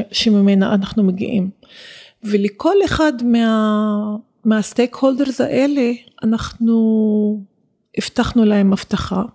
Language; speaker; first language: Hebrew; non-native, local second language; Arabic